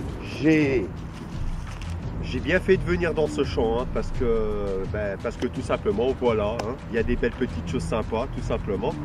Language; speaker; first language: French; native; French